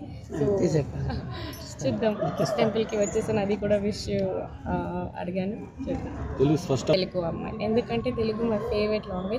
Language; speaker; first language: Telugu; non-native, learner; Kannada